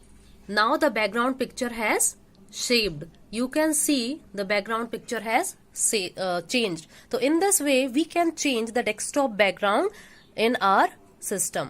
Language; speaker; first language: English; non-native, local second language; Hindi